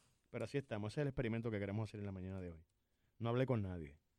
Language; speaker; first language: Spanish; native; Spanish